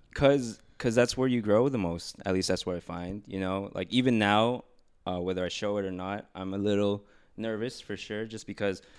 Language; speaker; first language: English; early bilingual, other home language; Filipino